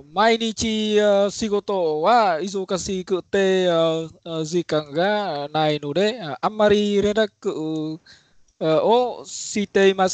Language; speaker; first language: Japanese; non-native, learner; Vietnamese